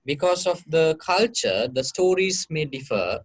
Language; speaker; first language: English; non-native, local second language; Sinhala